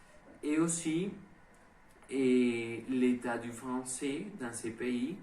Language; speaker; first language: French; non-native, learner; Spanish